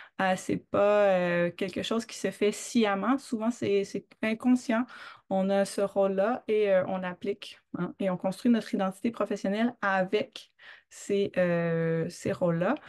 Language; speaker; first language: French; native; French